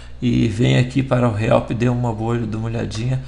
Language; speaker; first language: Portuguese; native; Portuguese